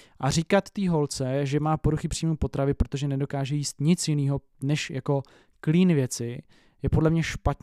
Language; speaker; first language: Czech; native; Czech